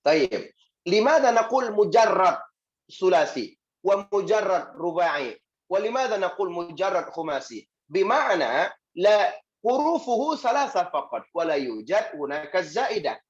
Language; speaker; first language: Arabic; non-native, fluent; Indonesian